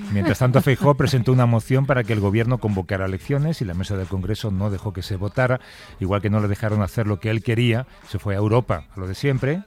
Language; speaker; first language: Spanish; native; Spanish